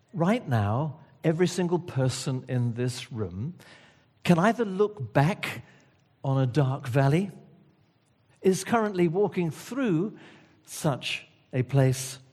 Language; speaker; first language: English; native; English